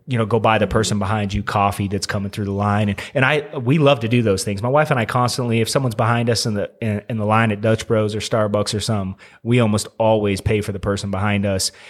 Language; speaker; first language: English; native; English